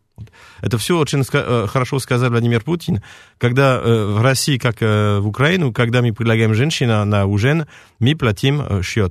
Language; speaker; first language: Russian; non-native, fluent; French